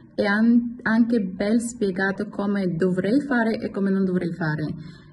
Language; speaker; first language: Italian; non-native, fluent; Bulgarian